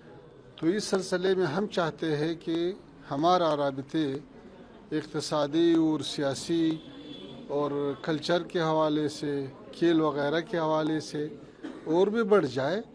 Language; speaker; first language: Hindi; non-native, fluent; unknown